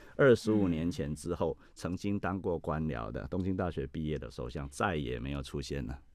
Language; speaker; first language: Chinese; native; Chinese